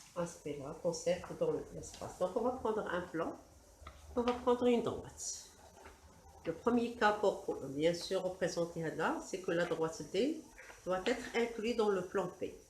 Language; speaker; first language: French; non-native, local second language; Arabic